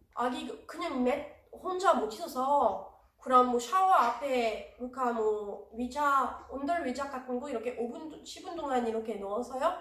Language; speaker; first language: Korean; non-native, learner; French